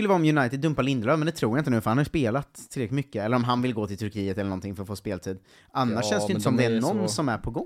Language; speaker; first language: Swedish; native; Swedish